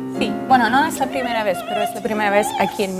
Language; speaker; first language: Spanish; non-native, fluent; French